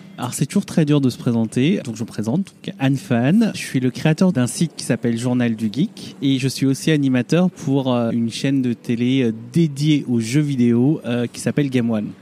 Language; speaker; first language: French; early bilingual, other home language; Vietnamese